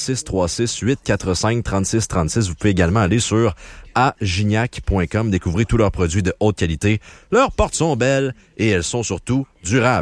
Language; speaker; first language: French; native; French